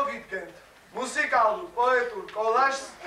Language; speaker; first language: Georgian; native; Georgian